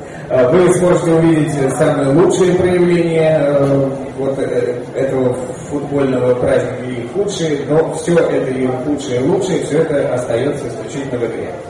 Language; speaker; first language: Russian; native; Russian